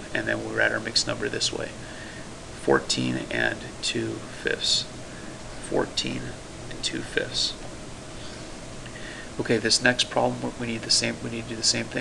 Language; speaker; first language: English; native; English